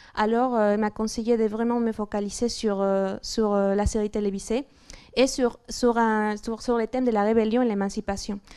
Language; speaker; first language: French; non-native, fluent; Spanish